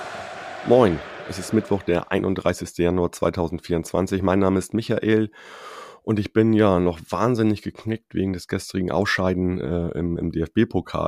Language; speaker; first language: German; native; German